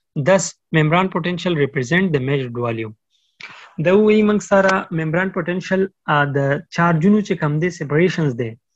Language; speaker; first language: English; non-native, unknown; Pashto